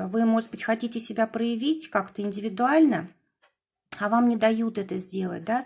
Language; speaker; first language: Russian; native; Russian